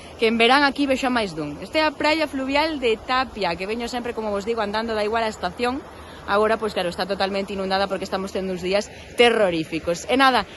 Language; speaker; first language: Galician; native; Galician